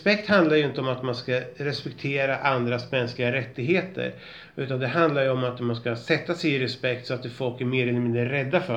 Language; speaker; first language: Swedish; native; Swedish